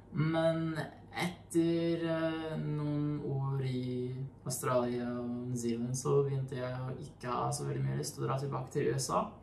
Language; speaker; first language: Norwegian; non-native, fluent; English